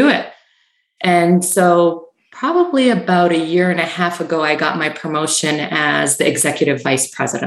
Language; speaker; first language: English; native; English